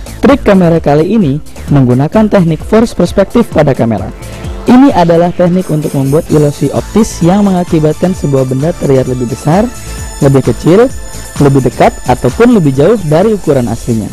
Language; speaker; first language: Indonesian; native; Indonesian